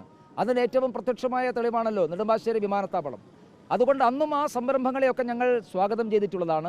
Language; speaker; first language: Malayalam; native; Malayalam